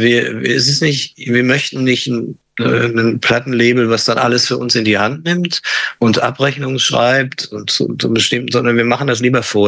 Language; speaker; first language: German; native; German